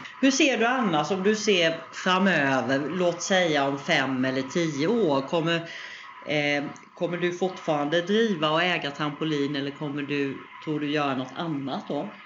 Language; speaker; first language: Swedish; native; Swedish